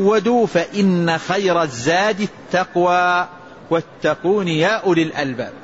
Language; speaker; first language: Arabic; native; Arabic